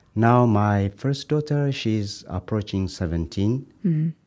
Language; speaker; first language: English; non-native, fluent; Amharic